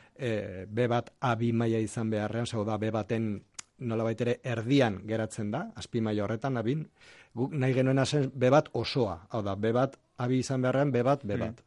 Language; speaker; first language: Basque; non-native, local second language; Spanish